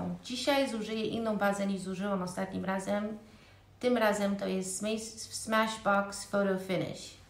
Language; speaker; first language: Polish; early bilingual, heritage; Polish